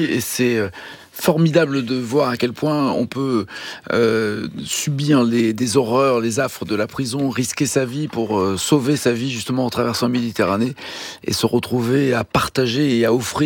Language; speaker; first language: French; native; French